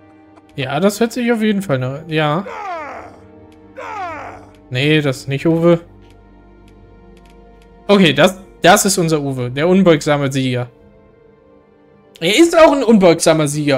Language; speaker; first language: German; native; German